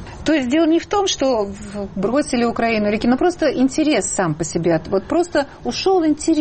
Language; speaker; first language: Russian; native; Russian